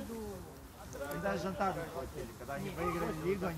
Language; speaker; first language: Russian; native; Russian